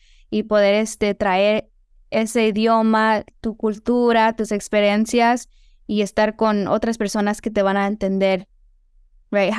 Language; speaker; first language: Spanish; early bilingual, heritage; Spanish